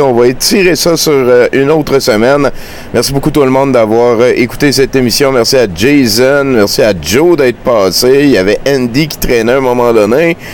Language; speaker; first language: French; native; French